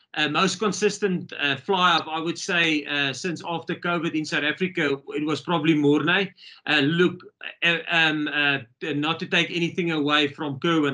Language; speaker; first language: English; non-native, local second language; Afrikaans